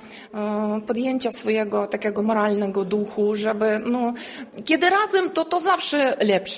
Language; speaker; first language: Polish; non-native, learner; Ukrainian